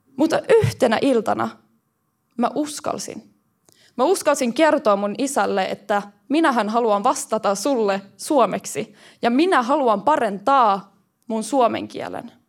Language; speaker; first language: Finnish; early bilingual, heritage; Finnish